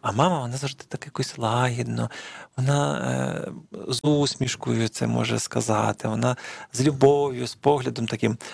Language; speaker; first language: Ukrainian; native; Ukrainian